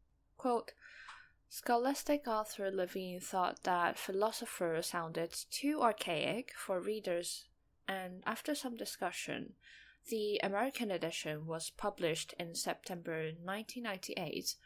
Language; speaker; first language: English; non-native, fluent; Chinese